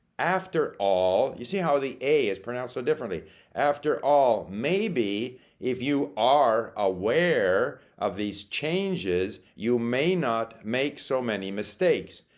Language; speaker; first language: English; native; English